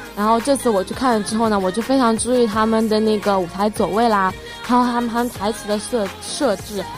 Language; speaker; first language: Chinese; native; Chinese